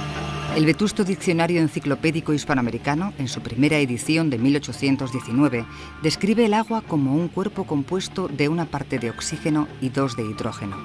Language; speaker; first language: Spanish; native; Spanish